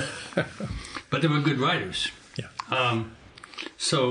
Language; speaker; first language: English; native; English